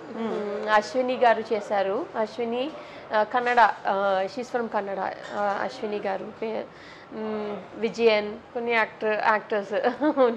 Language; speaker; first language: Telugu; non-native, local second language; Tamil